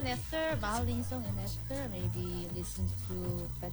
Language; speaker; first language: English; non-native, learner; Korean